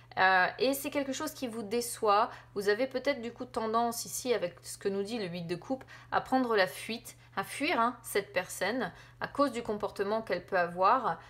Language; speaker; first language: French; native; French